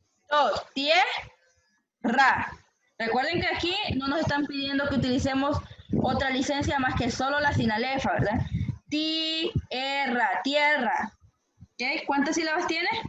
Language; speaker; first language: Spanish; native; Spanish